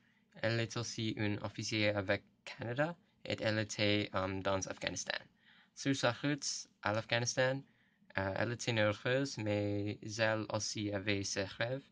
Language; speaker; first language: French; non-native, learner; English